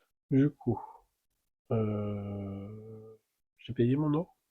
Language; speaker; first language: French; native; French